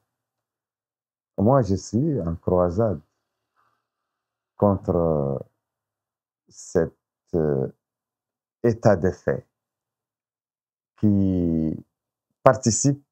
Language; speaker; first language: French; non-native, local second language; Arabic